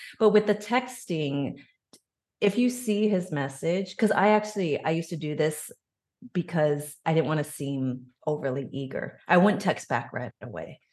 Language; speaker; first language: English; native; English